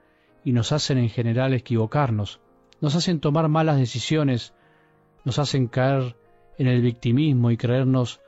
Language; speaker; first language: Spanish; native; Spanish